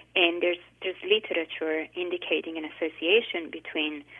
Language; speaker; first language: English; non-native, fluent; Italian